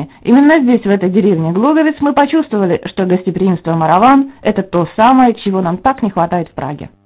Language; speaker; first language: Russian; native; Russian